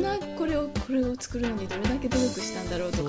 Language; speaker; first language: Japanese; native; Japanese